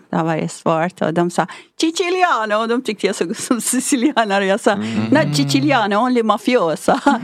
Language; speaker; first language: Swedish; non-native, fluent; Persian